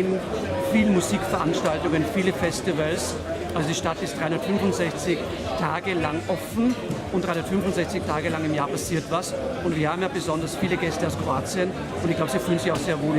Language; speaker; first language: German; native; German